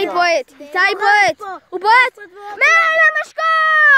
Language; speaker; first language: Hebrew; native; Hebrew